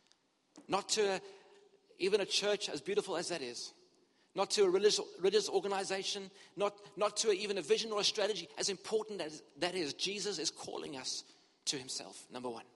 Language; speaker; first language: English; native; English